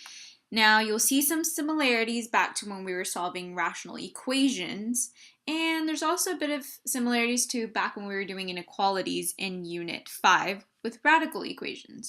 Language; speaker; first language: English; native; English